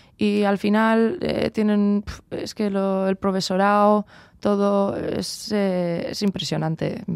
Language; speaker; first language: Spanish; early bilingual, heritage; Spanish